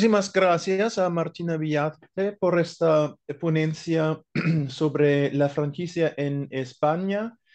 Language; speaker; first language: Spanish; non-native, fluent; German